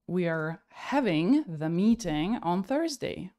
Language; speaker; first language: English; non-native, fluent; Slovak